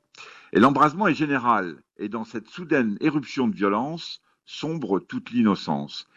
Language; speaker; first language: French; native; French